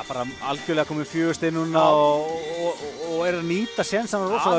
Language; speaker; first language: Icelandic; native; Icelandic